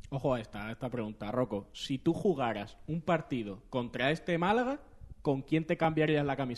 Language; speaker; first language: Spanish; native; Spanish